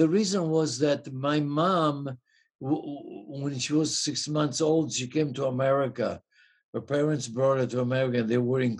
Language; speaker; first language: English; non-native, fluent; Italian